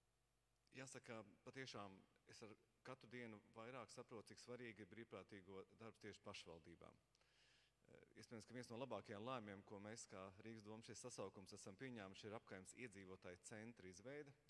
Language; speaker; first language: Latvian; native; Latvian